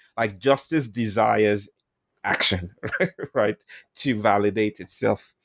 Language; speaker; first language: English; non-native, local second language; Yoruba